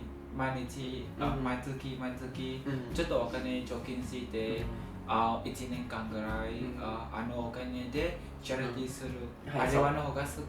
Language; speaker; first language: Japanese; non-native, learner; Vietnamese